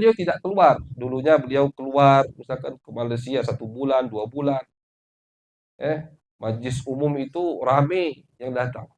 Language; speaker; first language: Indonesian; native; Indonesian